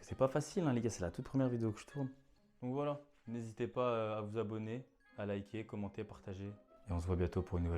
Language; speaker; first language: French; native; French